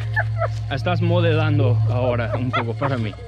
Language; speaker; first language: Spanish; non-native, fluent; English